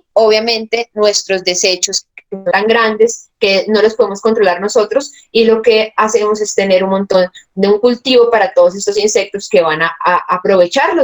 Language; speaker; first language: Spanish; native; Spanish